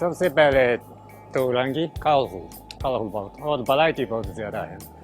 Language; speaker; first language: Hindi; non-native, learner; Japanese